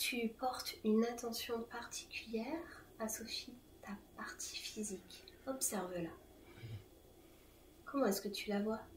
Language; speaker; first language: French; native; French